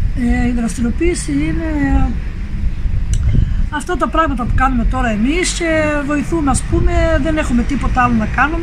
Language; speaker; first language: Greek; native; Greek